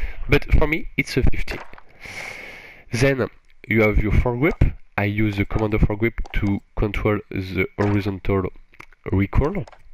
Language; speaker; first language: English; non-native, fluent; French